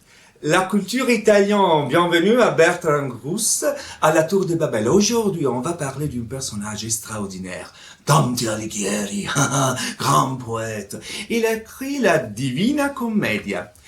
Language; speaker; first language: French; non-native, fluent; Italian